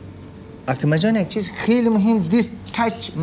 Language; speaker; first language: Persian; native; Persian